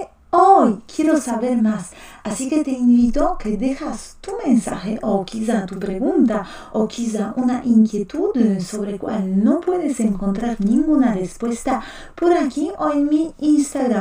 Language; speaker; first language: Spanish; non-native, fluent; Polish